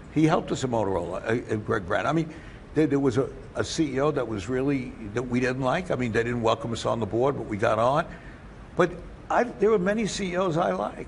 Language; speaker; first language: English; native; English